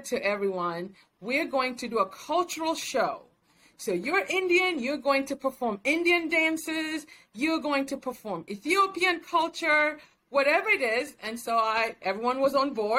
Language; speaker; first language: English; non-native, local second language; Swahili